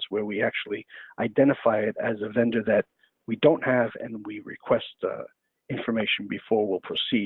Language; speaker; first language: English; native; English